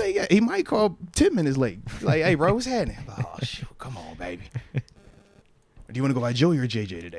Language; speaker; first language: English; native; English